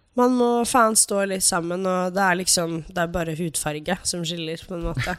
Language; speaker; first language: Norwegian; early bilingual, other home language; English